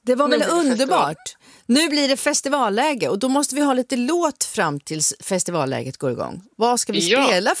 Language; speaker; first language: Swedish; native; Swedish